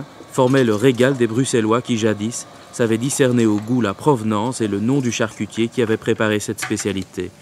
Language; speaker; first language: French; native; French